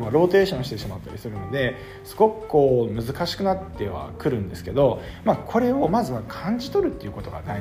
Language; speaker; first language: Japanese; native; Japanese